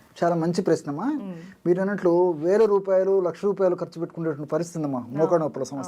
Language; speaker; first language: Telugu; native; Telugu